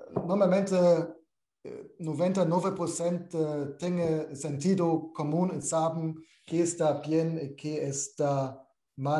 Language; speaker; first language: Spanish; non-native, fluent; German